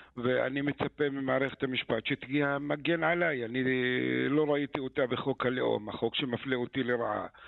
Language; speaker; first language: Hebrew; non-native, local second language; Arabic